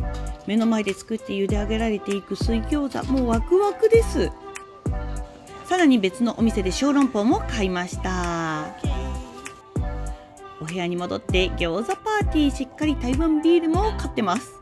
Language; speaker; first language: Japanese; native; Japanese